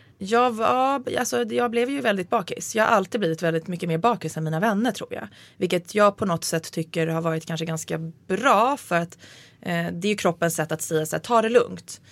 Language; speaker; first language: Swedish; native; Swedish